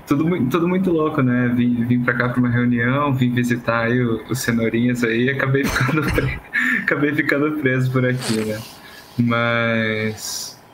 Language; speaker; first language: Portuguese; native; Portuguese